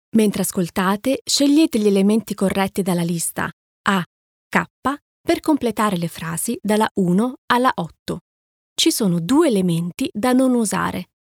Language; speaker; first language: Italian; native; Italian